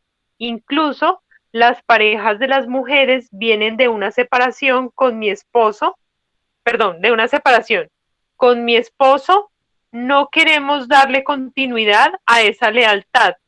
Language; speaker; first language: Spanish; native; Spanish